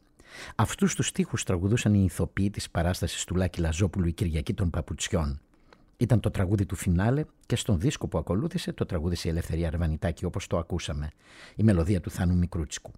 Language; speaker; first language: Greek; native; Greek